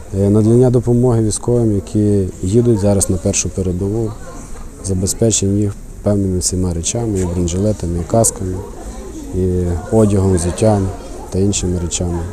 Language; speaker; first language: Ukrainian; native; Ukrainian